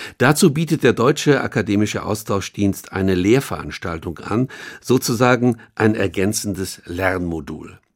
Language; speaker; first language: German; native; German